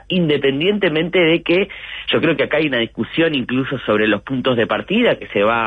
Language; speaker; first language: Spanish; native; Spanish